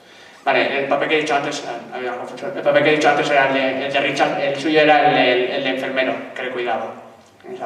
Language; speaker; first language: Spanish; native; Spanish